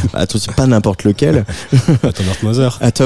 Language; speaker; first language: French; native; French